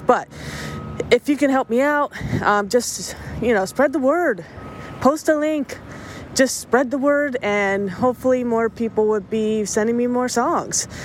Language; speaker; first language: English; early bilingual, other home language; Spanish